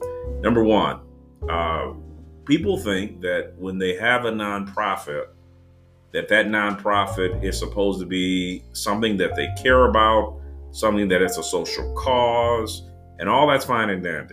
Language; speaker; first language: English; native; English